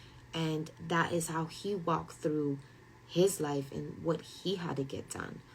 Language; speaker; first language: English; native; English